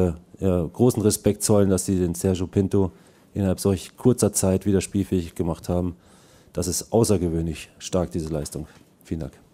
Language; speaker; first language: German; native; German